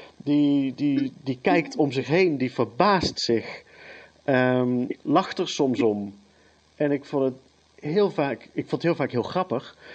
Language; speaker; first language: Dutch; native; Dutch